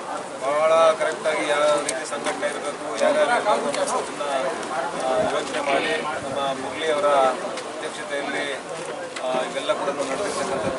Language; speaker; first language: Kannada; native; Kannada